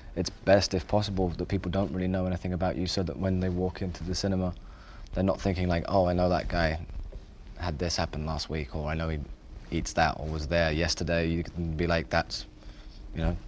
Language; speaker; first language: English; native; English